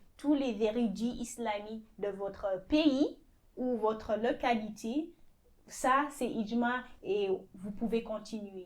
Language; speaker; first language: French; non-native, fluent; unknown